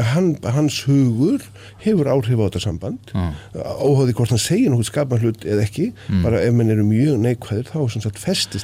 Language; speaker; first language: Icelandic; native; Icelandic